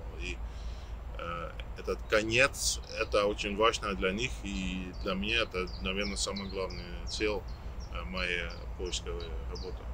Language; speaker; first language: Russian; non-native, fluent; Dutch